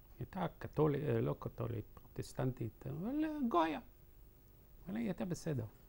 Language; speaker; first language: Hebrew; non-native, fluent; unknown